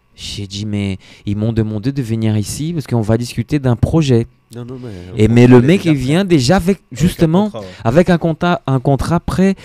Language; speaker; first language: French; non-native, fluent; Portuguese